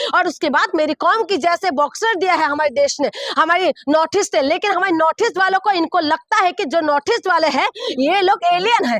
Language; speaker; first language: Hindi; non-native, local second language; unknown